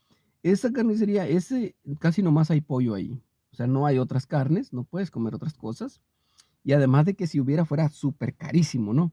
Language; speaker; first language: Spanish; native; Spanish